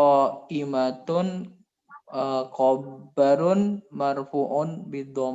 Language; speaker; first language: Arabic; non-native, learner; Indonesian